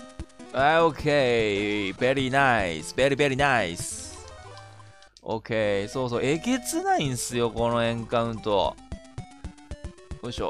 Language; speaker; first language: Japanese; native; Japanese